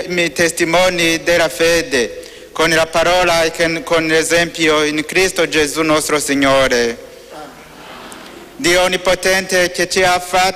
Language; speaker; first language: Italian; non-native, learner; Rundi